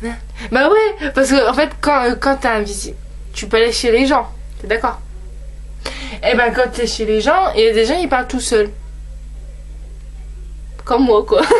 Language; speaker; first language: French; native; French